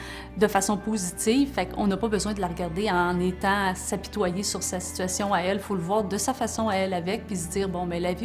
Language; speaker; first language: French; native; French